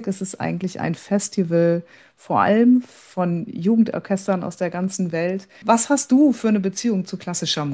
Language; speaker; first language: German; native; German